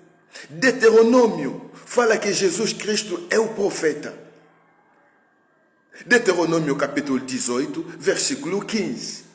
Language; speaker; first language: Portuguese; non-native, fluent; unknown